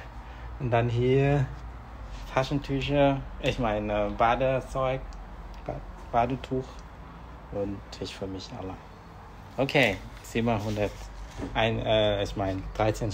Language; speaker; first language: German; non-native, fluent; Vietnamese